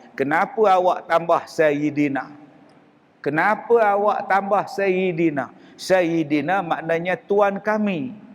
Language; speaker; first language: Malay; native; Malay